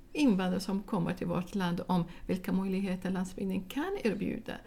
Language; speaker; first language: Swedish; non-native, fluent; Arabic